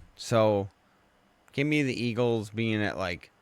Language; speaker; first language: English; native; English